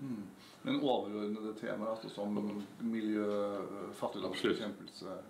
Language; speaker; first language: Norwegian; native; Norwegian